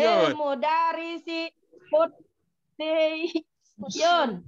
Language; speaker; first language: Arabic; non-native, learner; Indonesian